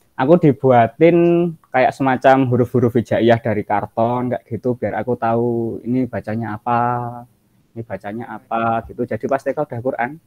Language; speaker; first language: Indonesian; native; Indonesian